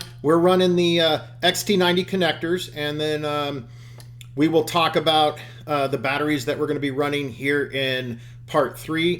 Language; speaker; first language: English; native; English